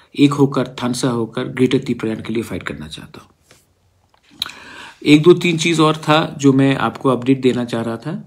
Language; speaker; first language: Hindi; non-native, local second language; Kok Borok